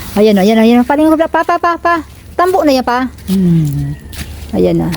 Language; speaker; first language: Filipino; non-native, local second language; Bikol